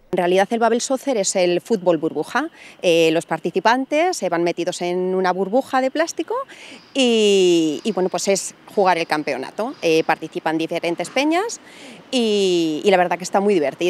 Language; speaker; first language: Spanish; native; Spanish